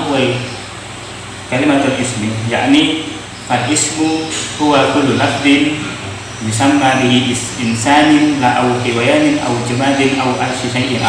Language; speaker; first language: Arabic; non-native, learner; Indonesian